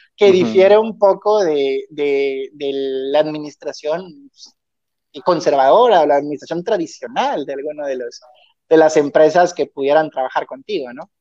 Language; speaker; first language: Spanish; native; Spanish